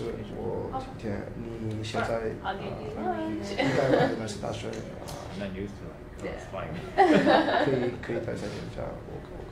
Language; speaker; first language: Chinese; non-native, learner; English